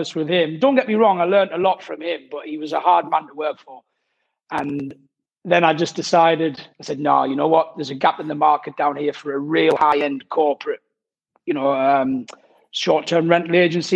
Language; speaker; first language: English; native; English